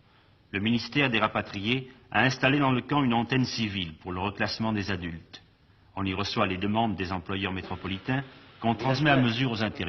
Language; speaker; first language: French; native; French